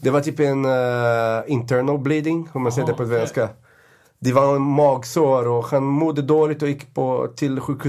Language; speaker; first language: Swedish; non-native, fluent; Portuguese